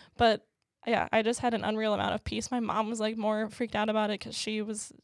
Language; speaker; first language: English; native; English